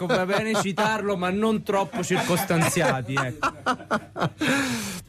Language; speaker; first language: Italian; native; Italian